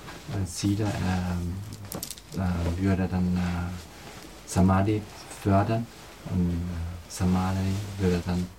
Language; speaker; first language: German; non-native, fluent; Chinese